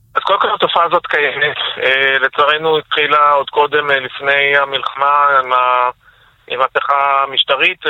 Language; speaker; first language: Hebrew; native; Hebrew